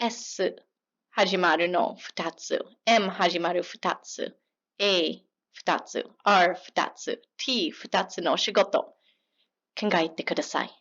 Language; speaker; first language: Japanese; non-native, learner; English